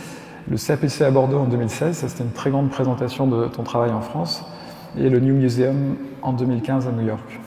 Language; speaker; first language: French; native; French